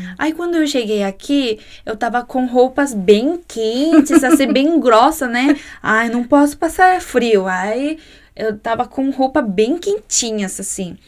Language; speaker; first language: Portuguese; non-native, fluent; Korean